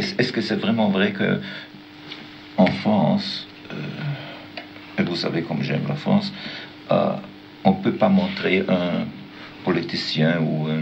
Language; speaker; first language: French; non-native, learner; German